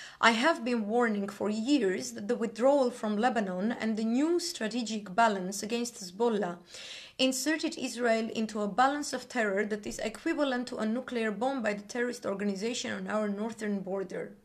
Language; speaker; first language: English; non-native, fluent; Armenian